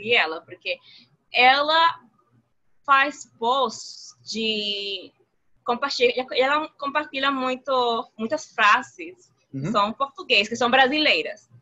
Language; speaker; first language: Portuguese; non-native, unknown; Spanish